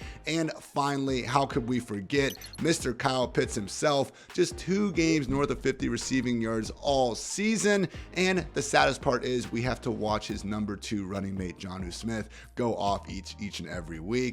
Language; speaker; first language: English; native; English